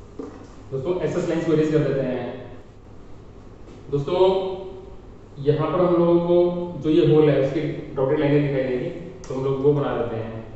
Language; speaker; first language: Hindi; native; Hindi